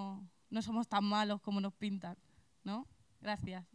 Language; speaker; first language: Spanish; native; Spanish